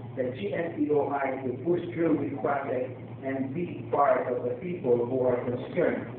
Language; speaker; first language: English; non-native, local second language; Filipino